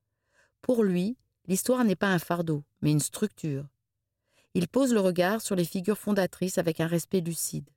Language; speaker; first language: French; native; French